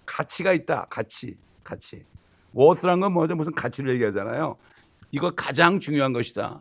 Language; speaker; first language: Korean; native; Korean